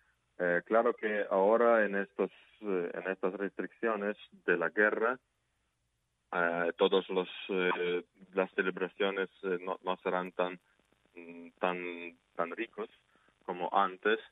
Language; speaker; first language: Spanish; non-native, fluent; Ukrainian